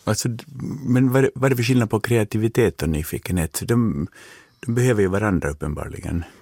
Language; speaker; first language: Swedish; native; Swedish